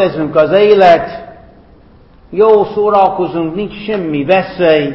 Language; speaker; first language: Hungarian; non-native, fluent; English